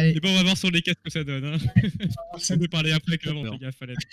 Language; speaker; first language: French; native; French